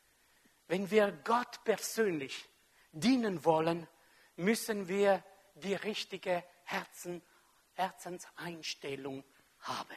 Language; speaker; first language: German; non-native, fluent; French